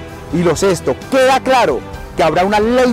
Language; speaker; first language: Spanish; native; Spanish